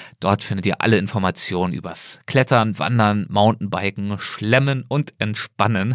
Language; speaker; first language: German; native; German